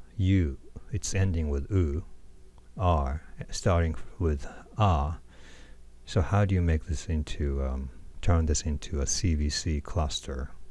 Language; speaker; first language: English; non-native, fluent; Japanese